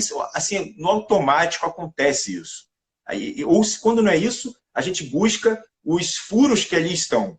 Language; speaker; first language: Portuguese; native; Portuguese